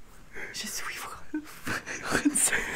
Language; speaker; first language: French; non-native, learner; Russian